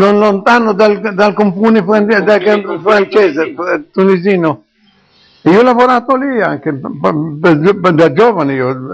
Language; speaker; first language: Italian; non-native, local second language; Arabic